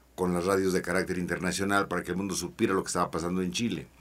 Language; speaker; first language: Spanish; native; Spanish